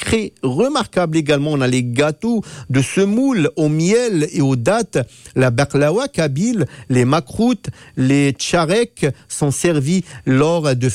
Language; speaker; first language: French; non-native, local second language; Arabic